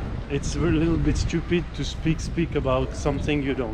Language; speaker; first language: English; non-native, fluent; French